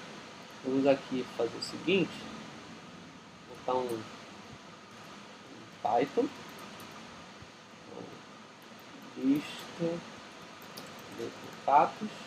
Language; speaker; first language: Portuguese; native; Portuguese